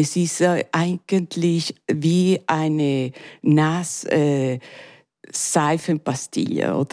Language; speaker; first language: German; non-native, learner; Spanish